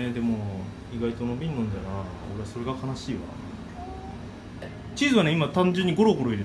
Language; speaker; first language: Japanese; native; Japanese